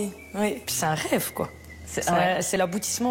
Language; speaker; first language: French; native; French